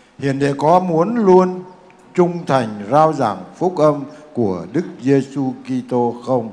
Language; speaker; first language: Vietnamese; native; Vietnamese